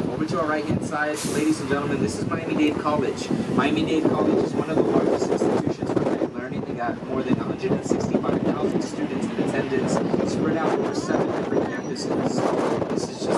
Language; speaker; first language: English; early bilingual, other home language; Spanish